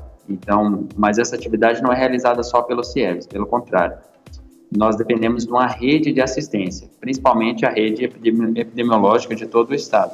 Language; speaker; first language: Portuguese; native; Portuguese